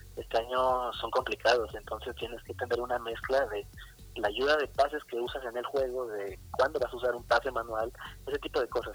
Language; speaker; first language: Spanish; native; Spanish